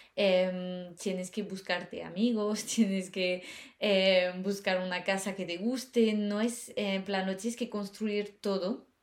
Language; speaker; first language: Spanish; non-native, fluent; French